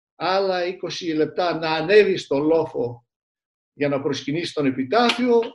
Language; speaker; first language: Greek; early bilingual, other home language; Turkish